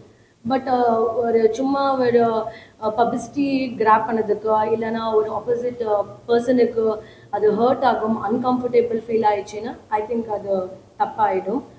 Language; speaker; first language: Tamil; non-native, learner; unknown